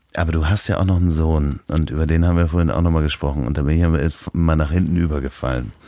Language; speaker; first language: German; native; German